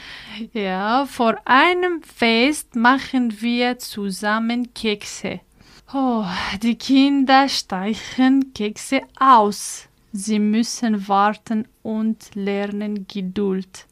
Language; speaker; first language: German; non-native, learner; Arabic